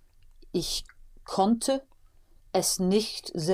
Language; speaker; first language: German; non-native, learner; English